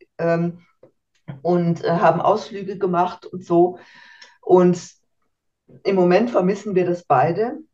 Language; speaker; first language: German; native; German